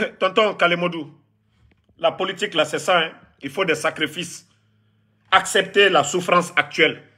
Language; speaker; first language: French; non-native, local second language; Mandingo